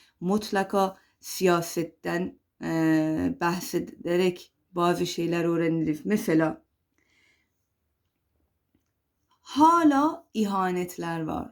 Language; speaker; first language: Turkish; non-native, fluent; Persian